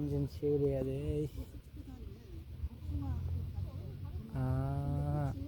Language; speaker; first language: Korean; non-native, learner; Nepali